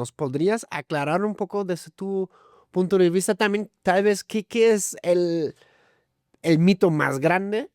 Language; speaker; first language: Spanish; native; Spanish